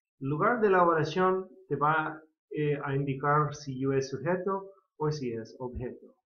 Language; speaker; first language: Spanish; non-native, fluent; English